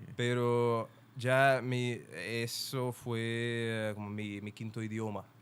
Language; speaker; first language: Spanish; non-native, fluent; Ukrainian